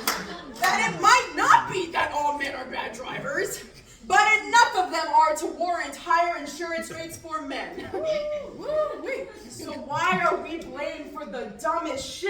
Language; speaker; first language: English; native; English